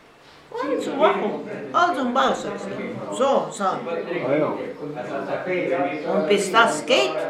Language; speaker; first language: German; early bilingual, heritage; German